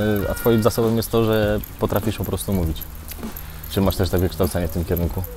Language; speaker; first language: Polish; native; Polish